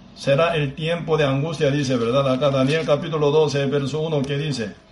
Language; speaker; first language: Spanish; non-native, fluent; Korean